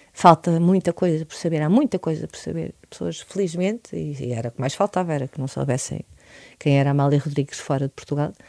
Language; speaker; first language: Portuguese; native; Portuguese